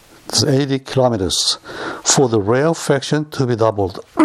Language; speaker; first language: English; non-native, fluent; Korean